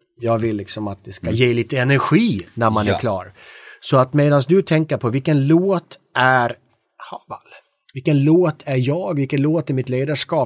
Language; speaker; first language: Swedish; native; Swedish